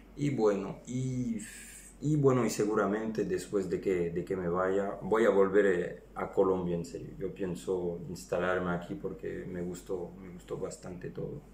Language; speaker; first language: Spanish; non-native, fluent; French